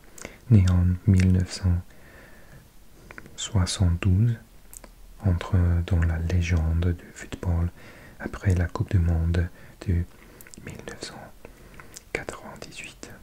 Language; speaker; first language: French; non-native, learner; English